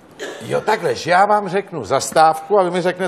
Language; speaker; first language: Czech; native; Czech